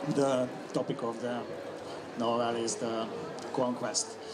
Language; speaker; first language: English; non-native, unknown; Hungarian